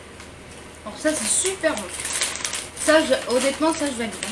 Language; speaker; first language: French; native; French